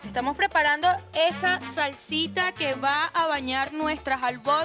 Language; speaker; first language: Spanish; native; Spanish